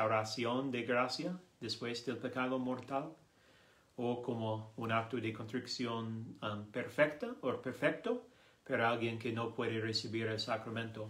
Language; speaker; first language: Spanish; non-native, learner; English